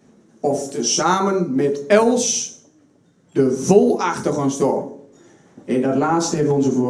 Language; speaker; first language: Dutch; native; Dutch